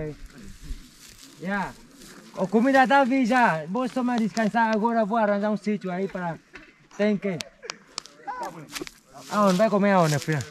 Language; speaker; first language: Portuguese; non-native, learner; Vietnamese